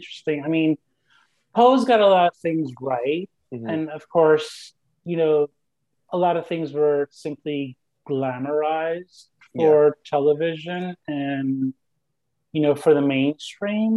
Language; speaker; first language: English; early bilingual, other home language; Spanish